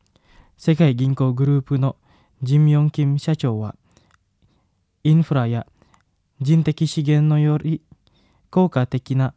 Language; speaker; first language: Japanese; non-native, fluent; Indonesian